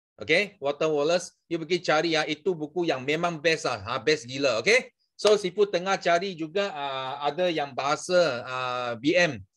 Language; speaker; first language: Malay; non-native, local second language; Chinese